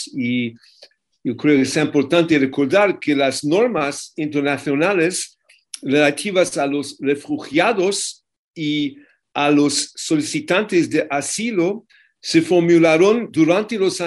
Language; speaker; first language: Spanish; non-native, fluent; English